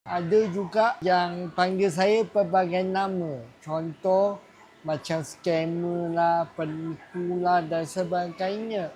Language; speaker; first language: Malay; non-native, local second language; Chinese